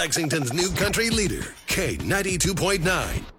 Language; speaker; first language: English; native; English